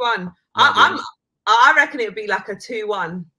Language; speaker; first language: English; native; English